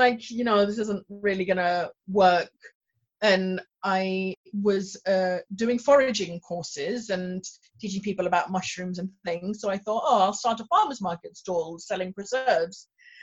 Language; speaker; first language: English; non-native, local second language; Swahili